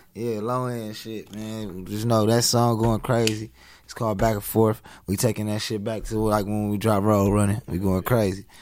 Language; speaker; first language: English; native; English